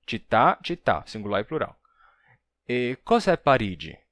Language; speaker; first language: Italian; non-native, fluent; Portuguese